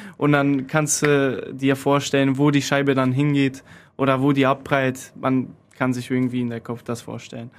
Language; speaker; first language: German; early bilingual, other home language; Polish